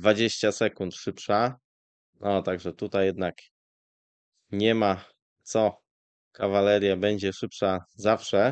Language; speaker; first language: Polish; native; Polish